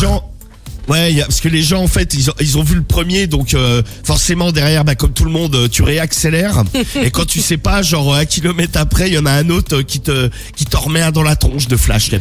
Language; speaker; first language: French; native; French